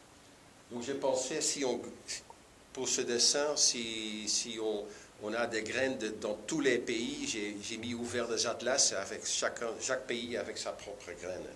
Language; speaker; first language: French; non-native, learner; Dutch